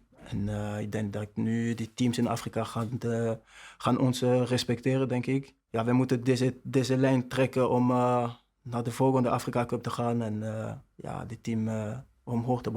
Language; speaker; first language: Dutch; non-native, learner; French